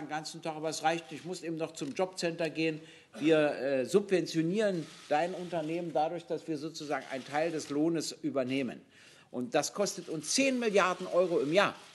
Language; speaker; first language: German; native; German